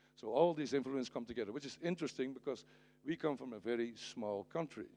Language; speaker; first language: English; non-native, fluent; Dutch